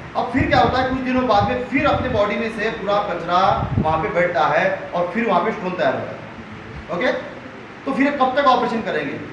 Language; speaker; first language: Hindi; non-native, local second language; Marathi